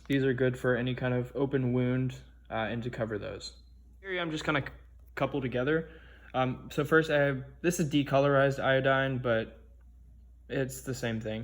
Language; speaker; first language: English; native; English